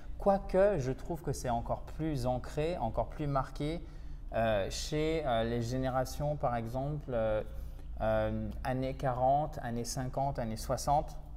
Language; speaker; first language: French; native; French